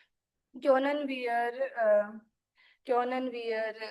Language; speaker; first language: German; non-native, learner; Hindi